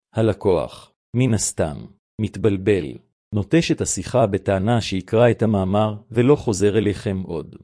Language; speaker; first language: Hebrew; native; Hebrew